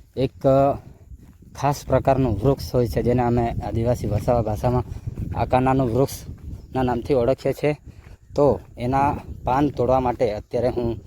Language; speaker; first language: Gujarati; non-native, local second language; Vasavi